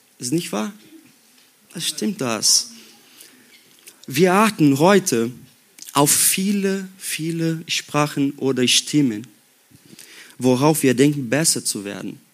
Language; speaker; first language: German; non-native, learner; Portuguese